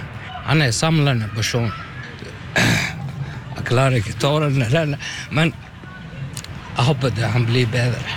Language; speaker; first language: Norwegian; non-native, learner; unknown